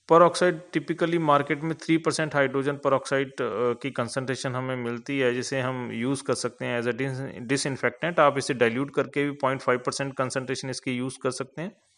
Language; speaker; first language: Hindi; non-native, local second language; Punjabi